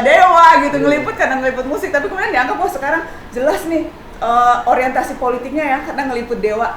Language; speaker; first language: Indonesian; native; Indonesian